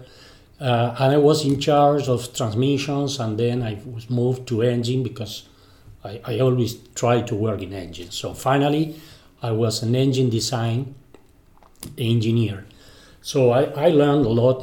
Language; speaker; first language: English; non-native, fluent; Spanish